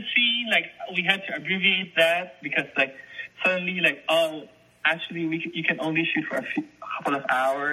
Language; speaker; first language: English; non-native, local second language; Filipino